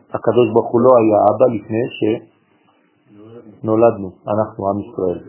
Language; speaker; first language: Hebrew; non-native, fluent; French